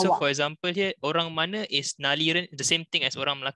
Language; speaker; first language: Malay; non-native, local second language; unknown